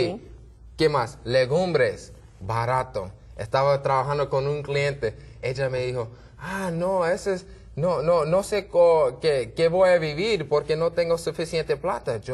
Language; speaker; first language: Spanish; non-native, learner; English